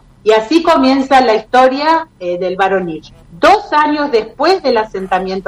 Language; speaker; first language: Spanish; native; Spanish